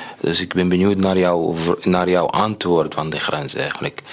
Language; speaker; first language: Dutch; non-native, learner; Arabic